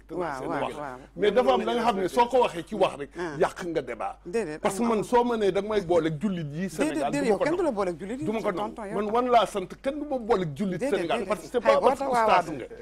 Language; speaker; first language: Wolof; non-native, local second language; Fula